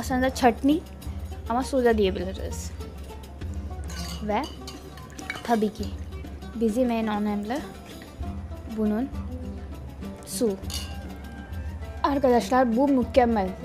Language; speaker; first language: Turkish; non-native, learner; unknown